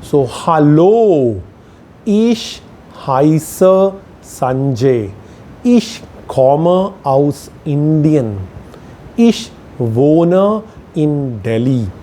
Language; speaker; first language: German; non-native, fluent; Hindi